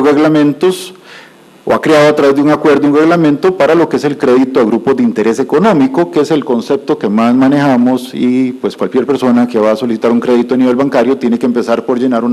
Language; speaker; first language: Spanish; native; Spanish